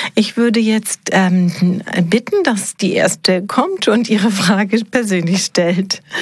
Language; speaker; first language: German; native; German